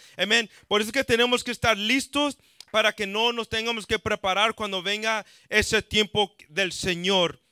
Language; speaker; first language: Spanish; early bilingual, heritage; Spanish